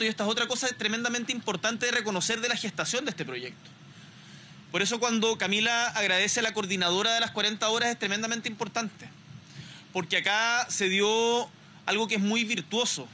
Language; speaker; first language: Spanish; native; Spanish